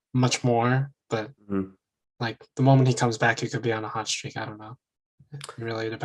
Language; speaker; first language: English; native; English